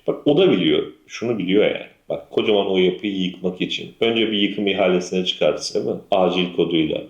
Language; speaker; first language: Turkish; native; Turkish